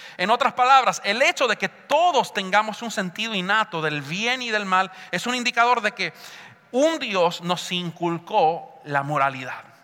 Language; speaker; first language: Spanish; early bilingual, heritage; Spanish